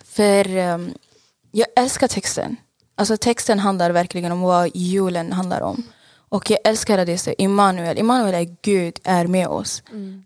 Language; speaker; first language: Swedish; non-native, fluent; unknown